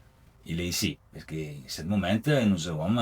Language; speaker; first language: French; non-native, learner; Italian